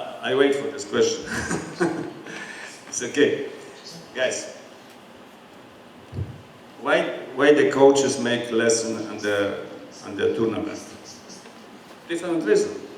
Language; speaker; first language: English; non-native, learner; Polish